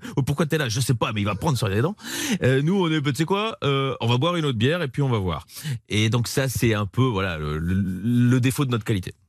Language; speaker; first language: French; native; French